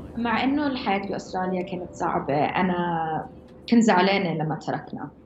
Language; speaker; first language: Arabic; early bilingual, heritage; Arabic